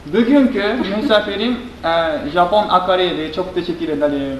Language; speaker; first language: Turkish; non-native, fluent; Japanese